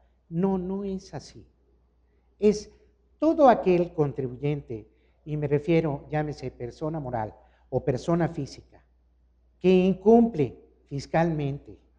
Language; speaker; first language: Spanish; native; Spanish